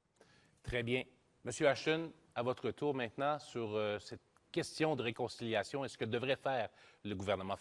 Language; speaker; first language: French; native; French